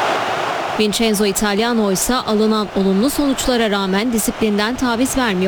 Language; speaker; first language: Turkish; native; Turkish